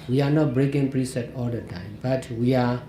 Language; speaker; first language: English; non-native, fluent; Burmese